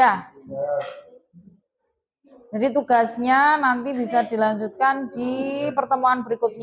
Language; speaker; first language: Indonesian; native; Indonesian